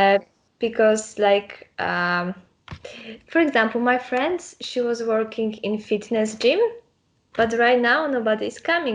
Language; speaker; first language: English; non-native, learner; Polish